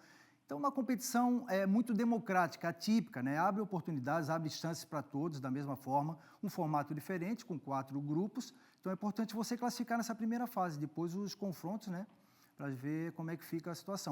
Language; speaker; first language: Portuguese; native; Portuguese